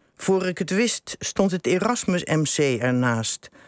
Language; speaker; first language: Dutch; native; Dutch